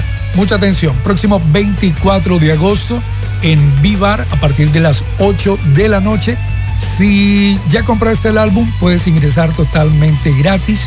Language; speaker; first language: Spanish; native; Spanish